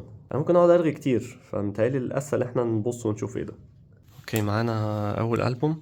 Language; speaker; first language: Arabic; native; Arabic